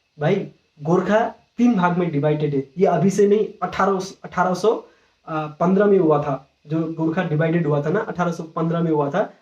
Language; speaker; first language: Hindi; non-native, local second language; Nepali